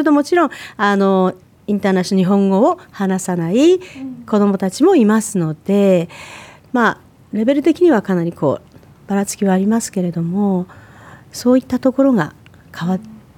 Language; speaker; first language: Japanese; native; Japanese